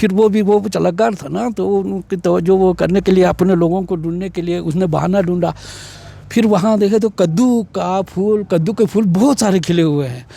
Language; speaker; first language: Urdu; non-native, local second language; Balti